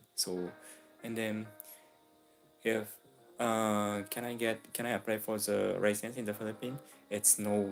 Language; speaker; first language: English; non-native, local second language; Filipino